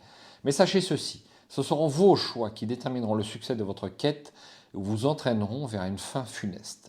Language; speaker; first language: French; native; French